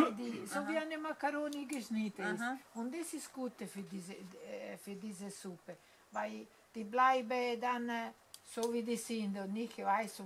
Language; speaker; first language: German; non-native, learner; Italian